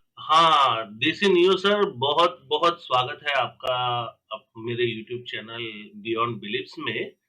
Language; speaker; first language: Hindi; non-native, local second language; Gujarati